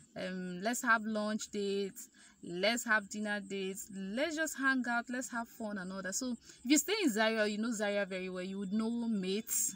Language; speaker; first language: English; non-native, local second language; Igbo